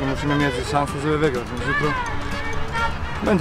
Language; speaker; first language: Polish; non-native, learner; Spanish